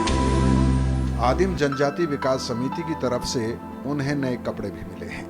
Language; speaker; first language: Hindi; native; Hindi